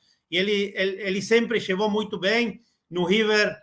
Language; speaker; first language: Portuguese; non-native, learner; Spanish